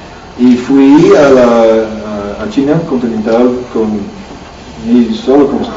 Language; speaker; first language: Spanish; non-native, learner; English